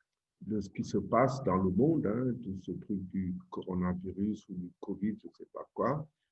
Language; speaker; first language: French; non-native, local second language; Wolof